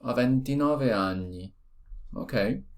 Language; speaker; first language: Italian; non-native, learner; Portuguese